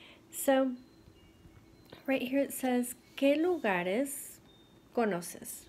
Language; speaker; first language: Spanish; non-native, fluent; English